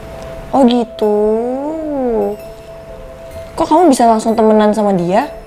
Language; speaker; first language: Indonesian; native; Indonesian